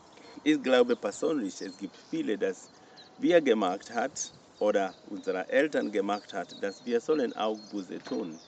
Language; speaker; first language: German; non-native, fluent; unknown